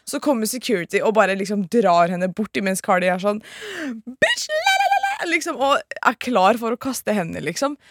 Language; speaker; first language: Norwegian; native; Norwegian